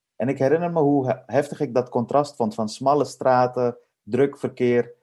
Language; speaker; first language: Dutch; early bilingual, other home language; Persian